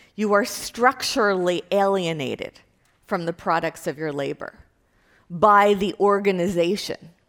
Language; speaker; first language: English; native; English